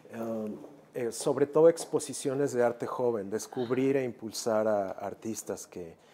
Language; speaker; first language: Spanish; native; Spanish